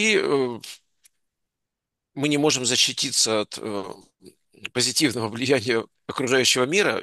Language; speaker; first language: Russian; native; Russian